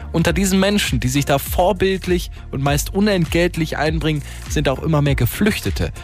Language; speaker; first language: German; native; German